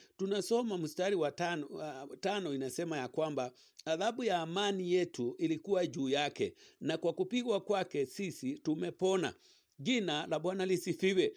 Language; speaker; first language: Swahili; native; Swahili